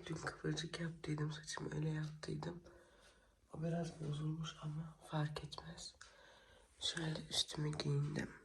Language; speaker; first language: Turkish; early bilingual, heritage; Turkish